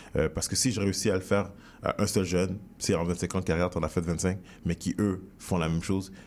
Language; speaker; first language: French; native; French